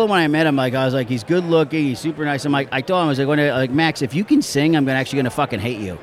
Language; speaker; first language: English; native; English